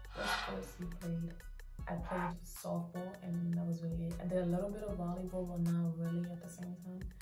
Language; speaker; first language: English; native; English